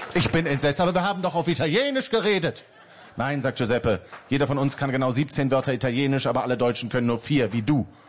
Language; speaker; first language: German; native; German